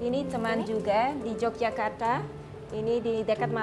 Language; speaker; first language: Indonesian; non-native, learner; Dutch